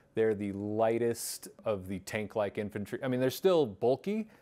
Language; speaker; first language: English; native; English